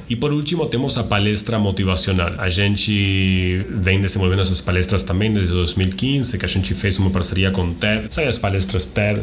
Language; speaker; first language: Portuguese; non-native, fluent; Spanish